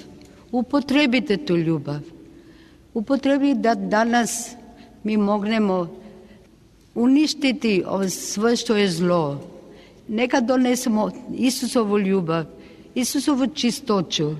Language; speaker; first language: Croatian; non-native, local second language; Albanian